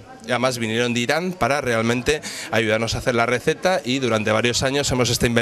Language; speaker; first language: Spanish; native; Spanish